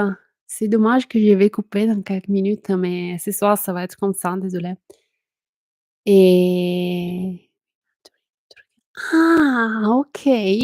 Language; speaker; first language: French; non-native, fluent; Italian